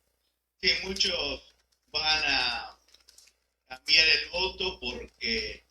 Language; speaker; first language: Spanish; native; Spanish